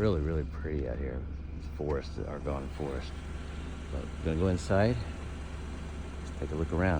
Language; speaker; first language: English; native; English